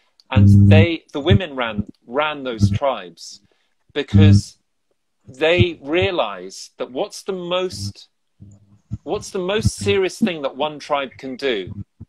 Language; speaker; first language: English; native; English